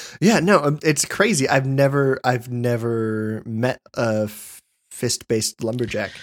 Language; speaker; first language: English; native; English